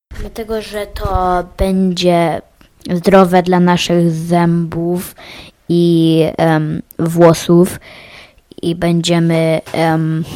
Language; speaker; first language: Polish; early bilingual, heritage; Polish